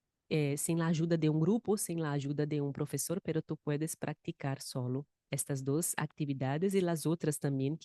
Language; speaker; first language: Spanish; non-native, fluent; Portuguese